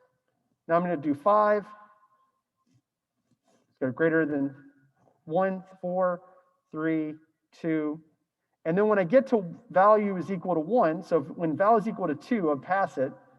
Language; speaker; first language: English; native; English